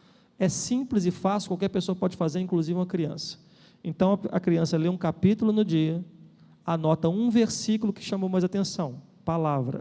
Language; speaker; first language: Portuguese; native; Portuguese